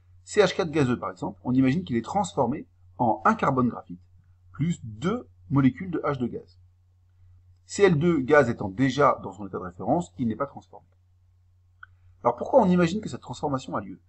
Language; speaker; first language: French; native; French